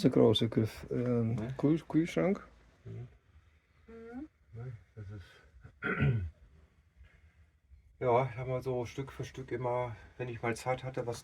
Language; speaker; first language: German; native; German